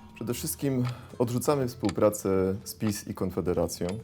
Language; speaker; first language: Polish; native; Polish